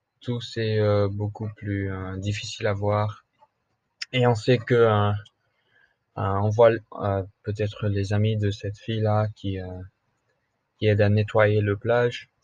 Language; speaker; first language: French; non-native, learner; English